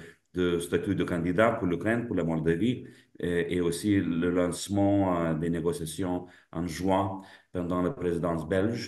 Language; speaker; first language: French; non-native, fluent; Lithuanian